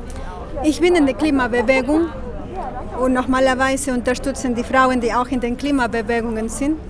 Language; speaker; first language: German; non-native, fluent; Spanish